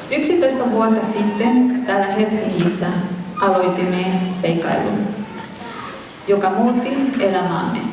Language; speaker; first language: Finnish; non-native, fluent; Spanish